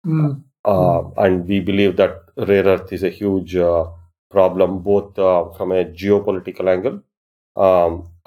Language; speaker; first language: English; non-native, local second language; Kannada